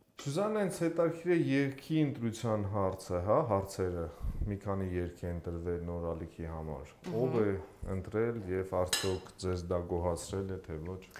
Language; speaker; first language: Armenian; native; Armenian